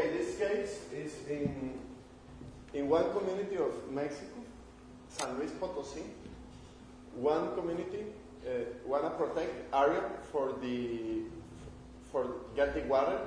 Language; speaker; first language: English; non-native, learner; Spanish